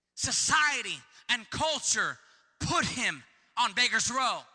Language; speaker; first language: English; native; English